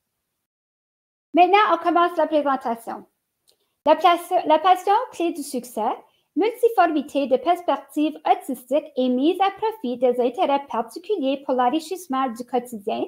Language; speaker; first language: French; native; French